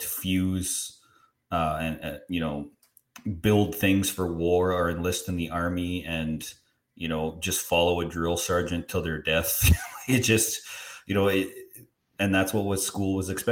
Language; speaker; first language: English; native; English